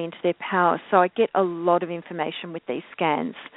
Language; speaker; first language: English; native; English